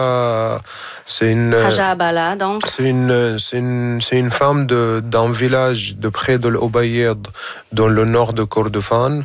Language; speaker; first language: French; non-native, fluent; Arabic